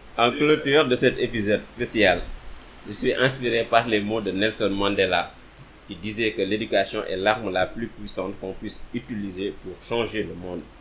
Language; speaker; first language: French; non-native, local second language; Wolof